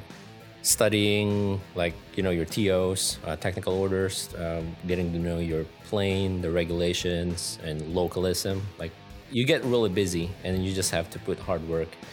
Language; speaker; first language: English; non-native, local second language; Filipino